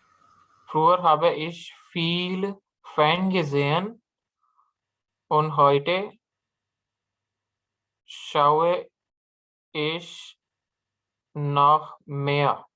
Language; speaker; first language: German; non-native, learner; Urdu